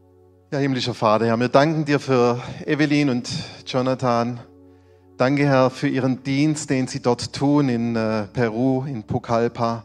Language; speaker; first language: German; native; German